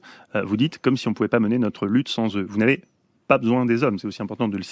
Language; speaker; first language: French; native; French